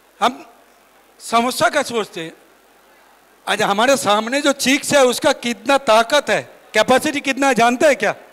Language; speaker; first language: Hindi; non-native, local second language; Bangla